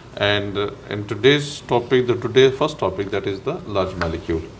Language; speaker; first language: English; non-native, local second language; Urdu